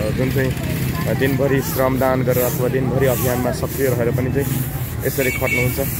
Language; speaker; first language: Nepali; native; Nepali